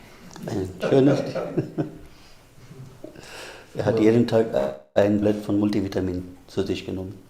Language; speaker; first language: German; non-native, fluent; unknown